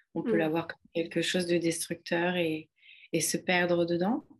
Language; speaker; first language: French; native; French